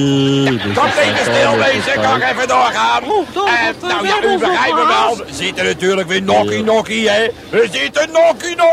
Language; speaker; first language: Dutch; native; Dutch